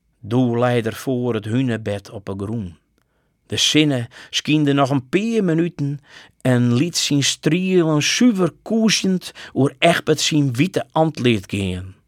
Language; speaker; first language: Dutch; native; Dutch